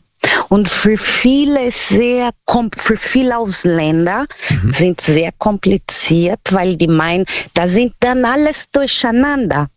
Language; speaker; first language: German; non-native, learner; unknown